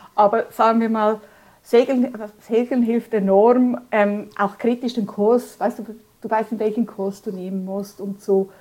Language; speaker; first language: German; early bilingual, other home language; Spanish